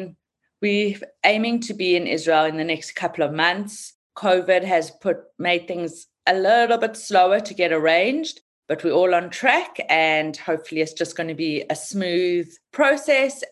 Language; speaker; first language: English; native; English